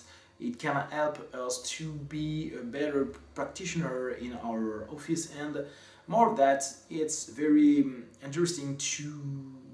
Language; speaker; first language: English; non-native, fluent; French